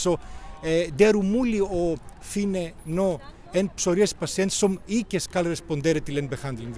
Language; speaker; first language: Norwegian; non-native, fluent; Greek